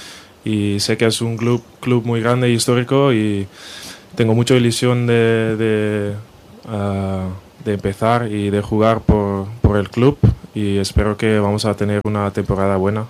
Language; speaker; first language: Spanish; non-native, fluent; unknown